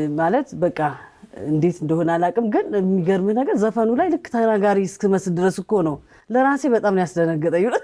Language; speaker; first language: Amharic; native; Amharic